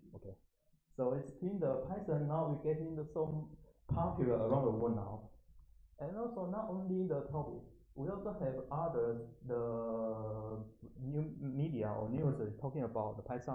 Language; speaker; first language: English; non-native, learner; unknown